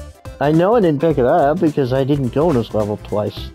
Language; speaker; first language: English; native; English